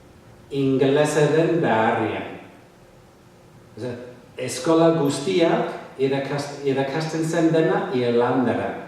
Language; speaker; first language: Basque; non-native, learner; English